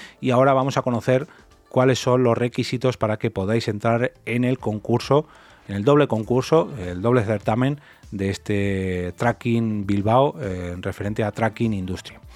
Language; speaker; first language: Spanish; native; Spanish